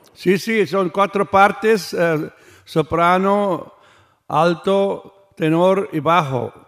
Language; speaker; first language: Spanish; non-native, learner; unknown